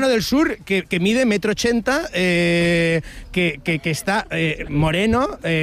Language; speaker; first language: Spanish; native; Spanish